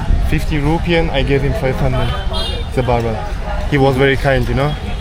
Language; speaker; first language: English; non-native, learner; Turkish